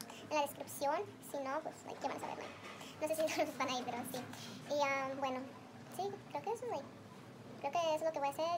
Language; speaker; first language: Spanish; early bilingual, heritage; Spanish